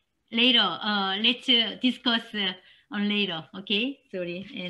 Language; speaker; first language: English; non-native, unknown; Korean